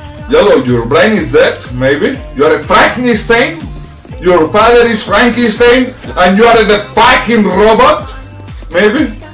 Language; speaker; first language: English; non-native, learner; Spanish